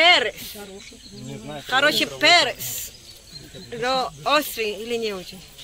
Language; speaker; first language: Russian; non-native, learner; Swahili